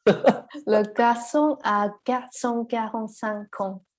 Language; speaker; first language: French; non-native, learner; Chinese